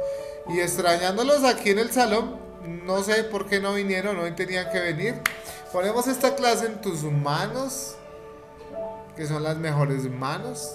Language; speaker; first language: Spanish; native; Spanish